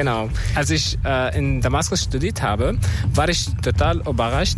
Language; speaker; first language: German; non-native, fluent; Arabic